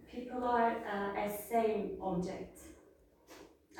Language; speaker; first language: English; non-native, learner; Turkish